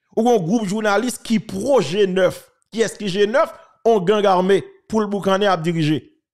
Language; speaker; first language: French; non-native, local second language; Haitian Creole